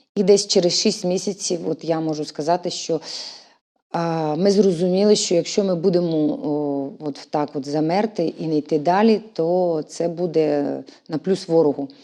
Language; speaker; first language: Ukrainian; native; Ukrainian